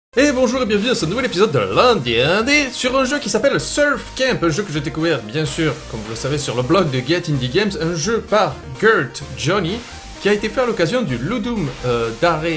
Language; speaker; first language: French; native; French